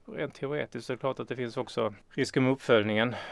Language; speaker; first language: Swedish; native; Swedish